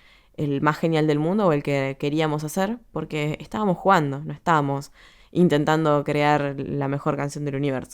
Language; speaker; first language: Spanish; native; Spanish